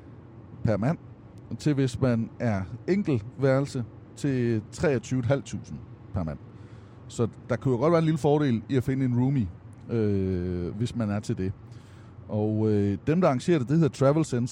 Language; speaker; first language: Danish; native; Danish